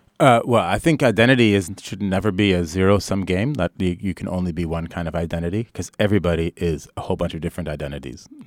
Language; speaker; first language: English; early bilingual, other home language; Arabic